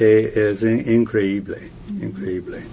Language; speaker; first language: Spanish; non-native, fluent; English